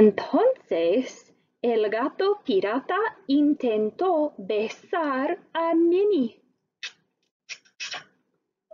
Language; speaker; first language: Spanish; non-native, fluent; English